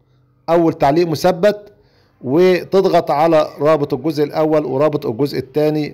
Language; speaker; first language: Arabic; native; Arabic